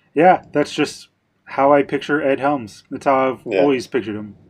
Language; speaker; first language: English; native; English